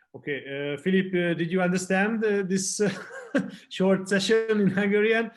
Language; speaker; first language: English; non-native, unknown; Hungarian